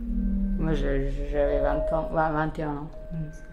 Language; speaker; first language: French; non-native, learner; Persian